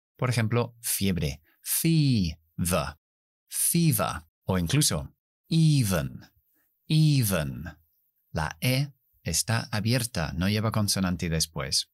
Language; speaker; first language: Spanish; non-native, fluent; English